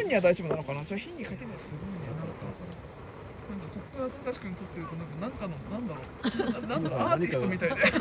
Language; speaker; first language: Japanese; native; Japanese